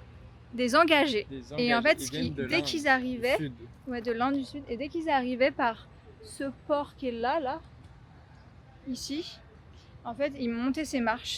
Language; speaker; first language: French; native; French